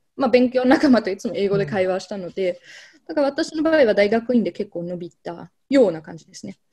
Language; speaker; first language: Japanese; non-native, fluent; German